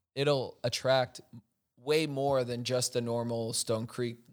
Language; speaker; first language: English; native; English